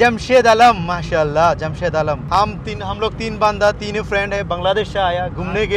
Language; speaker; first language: Hindi; non-native, learner; Bangla